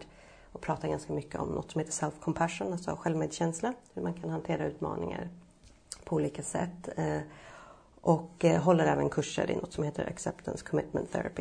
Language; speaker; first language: Swedish; native; Swedish